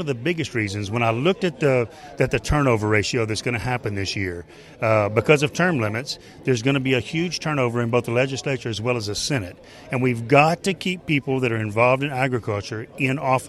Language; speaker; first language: English; native; English